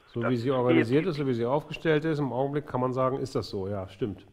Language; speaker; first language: German; native; German